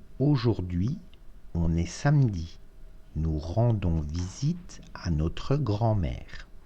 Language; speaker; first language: French; non-native, fluent; Russian